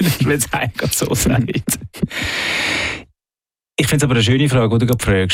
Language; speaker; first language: German; native; German